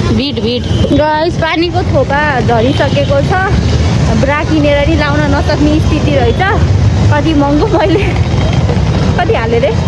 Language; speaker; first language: Nepali; non-native, local second language; Gurung